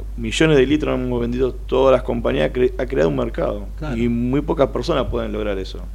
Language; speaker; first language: Spanish; native; Spanish